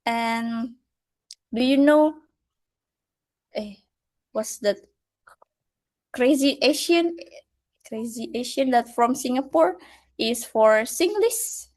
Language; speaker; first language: English; non-native, fluent; Indonesian